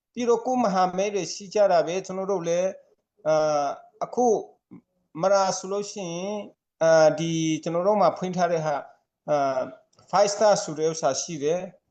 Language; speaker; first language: Burmese; non-native, local second language; Hakha Chin